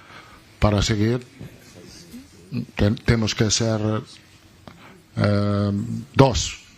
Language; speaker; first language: Spanish; non-native, fluent; Italian